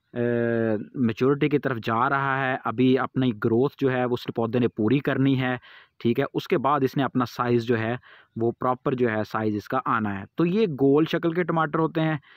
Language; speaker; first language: Urdu; non-native, local second language; Punjabi